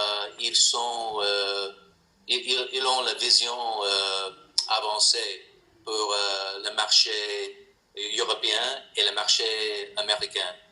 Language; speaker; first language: French; non-native, learner; English